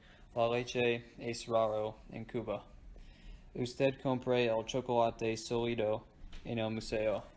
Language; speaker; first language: Spanish; non-native, learner; English